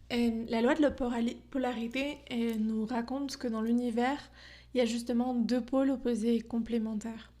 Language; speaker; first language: French; native; French